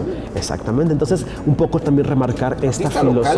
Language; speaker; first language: Spanish; native; Spanish